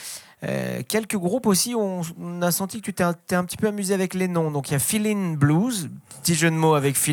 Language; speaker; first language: French; native; French